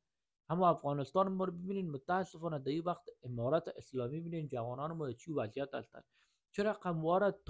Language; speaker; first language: Persian; native; Persian